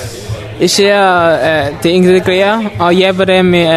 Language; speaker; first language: Danish; non-native, learner; Mon